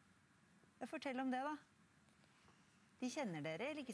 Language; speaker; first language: Norwegian; native; Norwegian